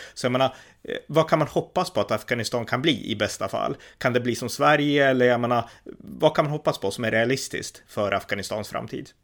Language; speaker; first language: Swedish; native; Swedish